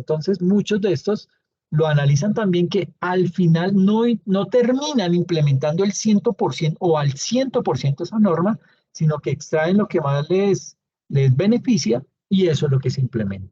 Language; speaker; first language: Spanish; native; Spanish